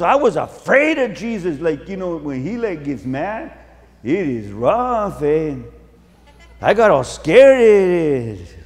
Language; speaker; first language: English; early bilingual, other home language; Spanish